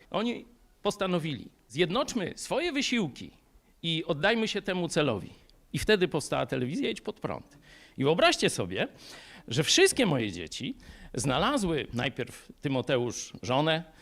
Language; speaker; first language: Polish; native; Polish